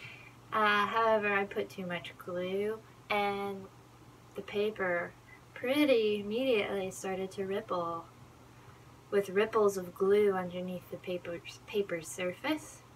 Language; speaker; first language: English; native; English